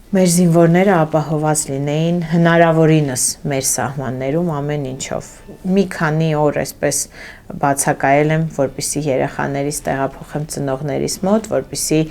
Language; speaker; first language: Armenian; early bilingual, heritage; Armenian